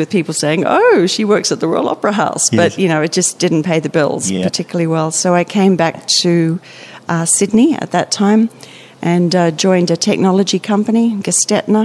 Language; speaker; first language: English; native; English